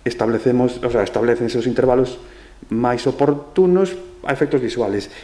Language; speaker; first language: Galician; non-native, local second language; Spanish